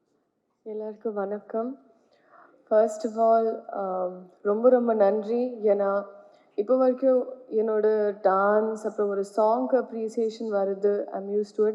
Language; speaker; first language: Tamil; non-native, fluent; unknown